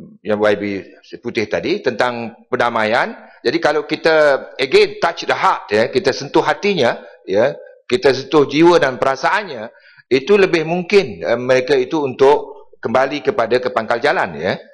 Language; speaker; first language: Malay; native; Malay